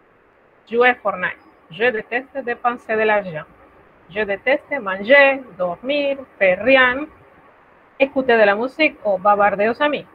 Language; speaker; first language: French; non-native, fluent; Spanish